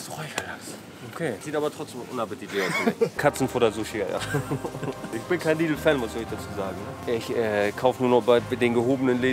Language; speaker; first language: German; native; German